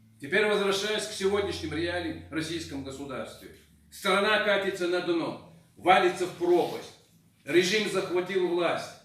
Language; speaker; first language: Russian; non-native, local second language; Chechen